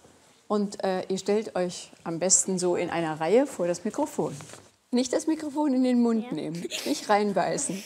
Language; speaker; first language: German; native; German